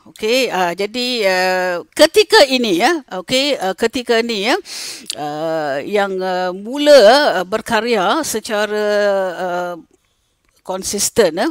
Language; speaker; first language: Malay; non-native, local second language; Tamil